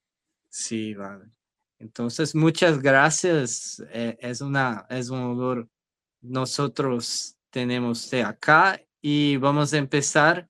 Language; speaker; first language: Spanish; non-native, learner; Portuguese